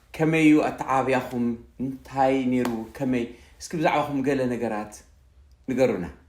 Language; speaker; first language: Tigrinya; native; Tigrinya